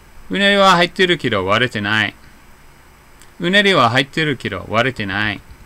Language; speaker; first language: Japanese; non-native, fluent; English